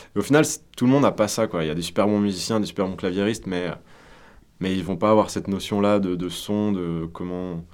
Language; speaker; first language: French; native; French